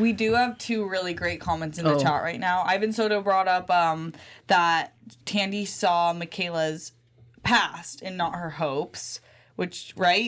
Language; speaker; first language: English; native; English